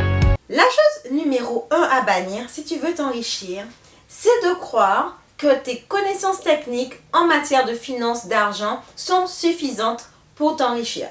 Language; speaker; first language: French; native; French